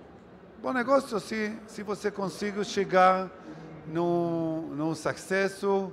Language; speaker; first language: Portuguese; non-native, learner; Hebrew